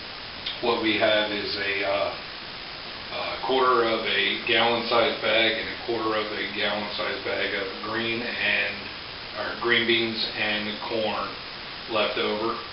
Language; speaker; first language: English; native; English